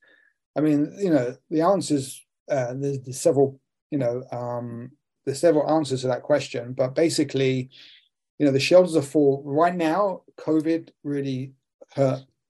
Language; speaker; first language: English; native; English